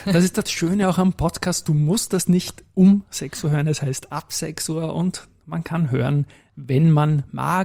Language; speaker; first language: German; native; German